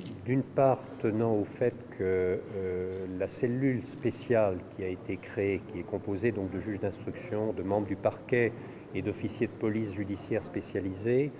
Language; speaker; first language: French; native; French